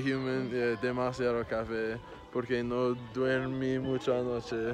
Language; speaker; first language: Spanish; non-native, learner; English